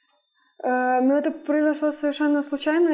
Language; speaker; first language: Russian; native; Russian